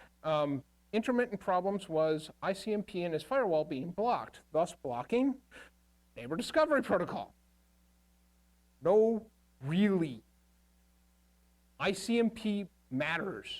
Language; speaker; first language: English; native; English